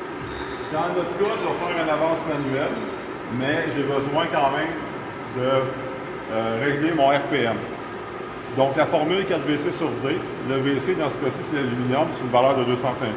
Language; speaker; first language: French; native; French